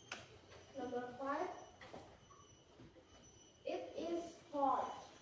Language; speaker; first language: English; non-native, learner; Indonesian